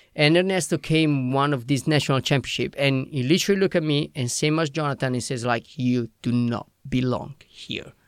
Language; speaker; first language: English; non-native, fluent; Italian